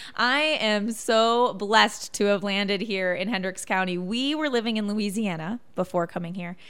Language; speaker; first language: English; native; English